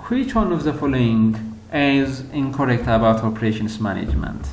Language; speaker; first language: English; non-native, local second language; Amharic